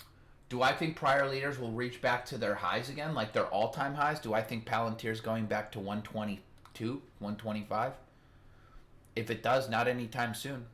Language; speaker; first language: English; native; English